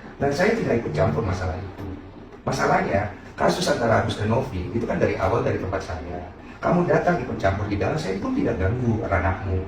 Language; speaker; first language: Indonesian; native; Indonesian